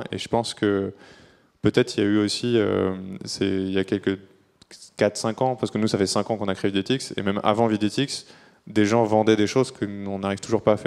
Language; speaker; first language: French; native; French